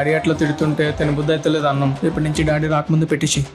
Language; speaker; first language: Telugu; native; Telugu